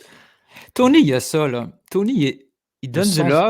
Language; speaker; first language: French; native; French